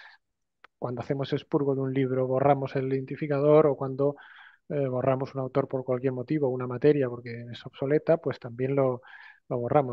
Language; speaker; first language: Spanish; native; Spanish